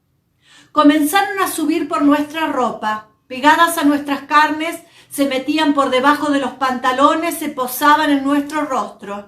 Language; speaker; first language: Spanish; native; Spanish